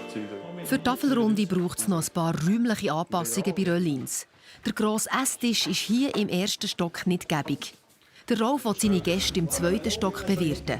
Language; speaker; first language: German; native; German